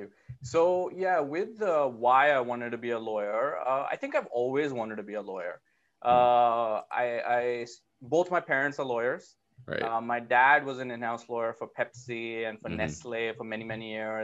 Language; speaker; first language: English; non-native, local second language; Hindi